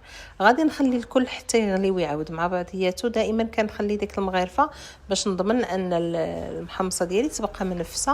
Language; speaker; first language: Arabic; native; Arabic